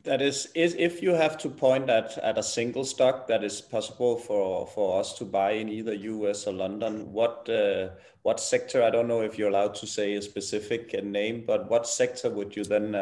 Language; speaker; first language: English; non-native, fluent; Danish